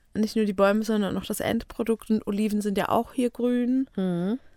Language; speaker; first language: German; native; German